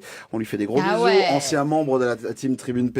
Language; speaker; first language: French; native; French